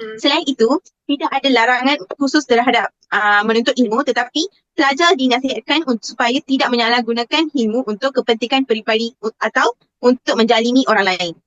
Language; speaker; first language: Malay; non-native, local second language; Tamil